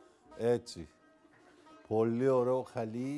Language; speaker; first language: Greek; non-native, learner; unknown